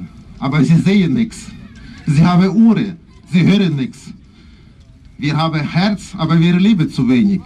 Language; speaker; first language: German; non-native, learner; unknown